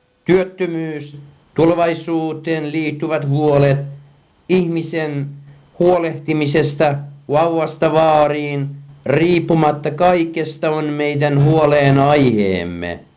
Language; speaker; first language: Finnish; non-native, fluent; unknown